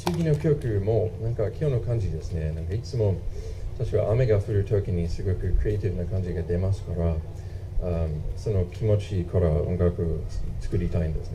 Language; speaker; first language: Japanese; non-native, fluent; English